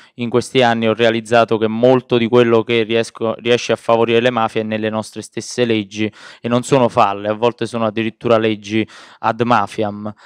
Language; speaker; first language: Italian; native; Italian